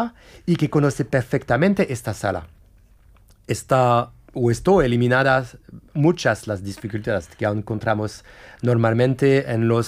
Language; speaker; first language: Spanish; non-native, fluent; French